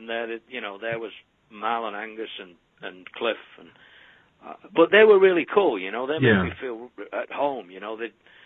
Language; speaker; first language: English; native; English